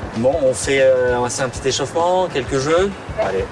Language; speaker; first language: French; native; French